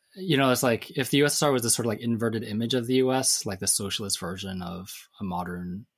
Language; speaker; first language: English; native; English